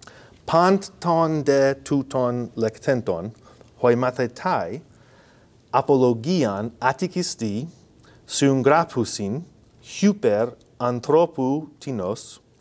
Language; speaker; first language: Greek; non-native, fluent; English